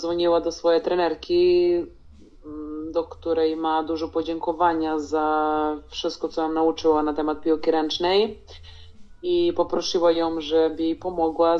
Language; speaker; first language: Polish; non-native, fluent; Serbian